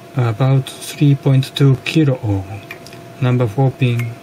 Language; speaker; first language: English; non-native, learner; Japanese